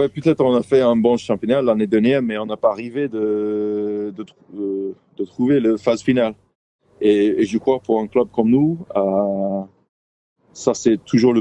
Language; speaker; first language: French; non-native, fluent; English